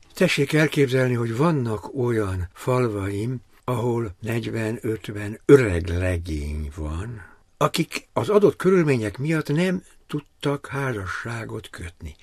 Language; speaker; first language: Hungarian; native; Hungarian